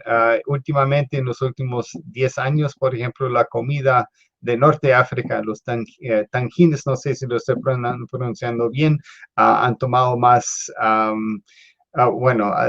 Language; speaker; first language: Spanish; non-native, fluent; English